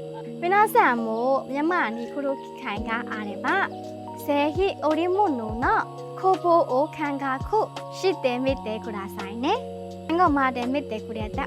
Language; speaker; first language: Japanese; non-native, learner; Burmese